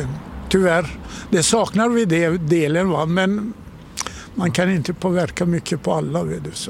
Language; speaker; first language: Swedish; non-native, fluent; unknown